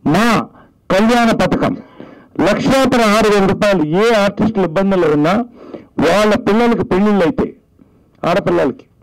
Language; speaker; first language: Telugu; native; Telugu